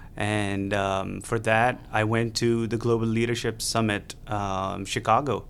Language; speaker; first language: English; non-native, local second language; Urdu